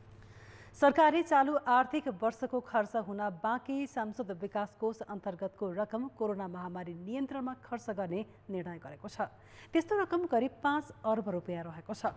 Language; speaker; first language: Nepali; native; Nepali